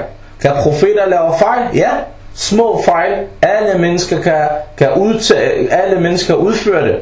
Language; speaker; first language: Danish; early bilingual, other home language; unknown